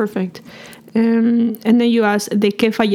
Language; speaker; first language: Spanish; early bilingual, heritage; English